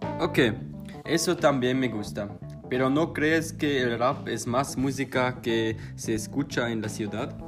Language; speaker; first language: Spanish; non-native, learner; German